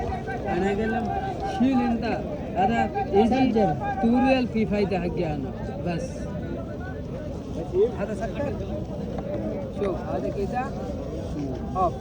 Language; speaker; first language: Arabic; non-native, learner; Hindi